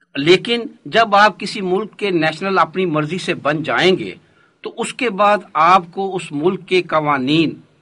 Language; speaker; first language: Hindi; native; Hindi